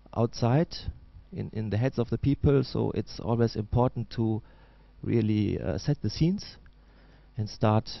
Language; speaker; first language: English; non-native, fluent; German